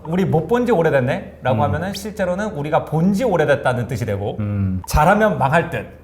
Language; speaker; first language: Korean; native; Korean